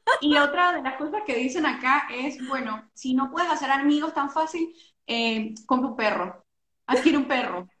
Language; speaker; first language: Spanish; native; Spanish